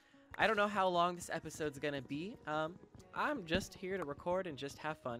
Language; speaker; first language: English; native; English